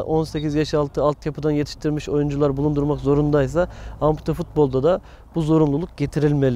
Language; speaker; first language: Turkish; native; Turkish